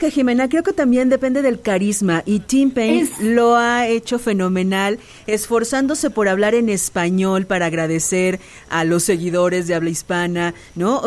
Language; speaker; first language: Spanish; native; Spanish